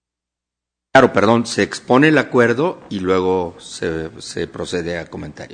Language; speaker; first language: Spanish; native; Spanish